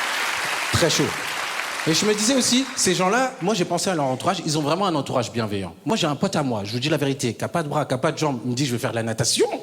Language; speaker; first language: French; native; French